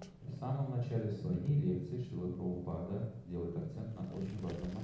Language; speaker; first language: Russian; native; Russian